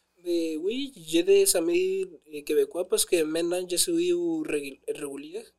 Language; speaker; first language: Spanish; native; Spanish